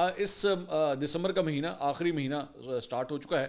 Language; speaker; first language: Urdu; native; Urdu